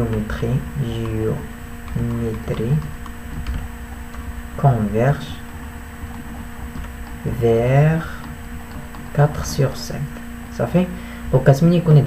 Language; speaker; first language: Arabic; native; Arabic